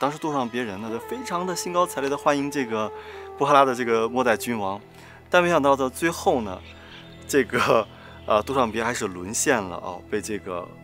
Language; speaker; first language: Chinese; native; Chinese